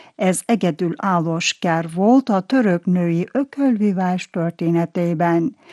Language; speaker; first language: Hungarian; non-native, fluent; Turkish